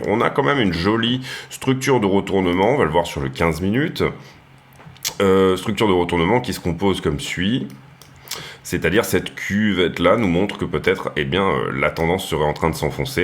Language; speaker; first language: French; native; French